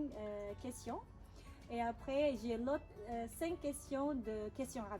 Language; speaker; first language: French; non-native, learner; Indonesian